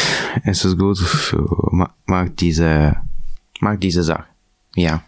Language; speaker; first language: German; non-native, learner; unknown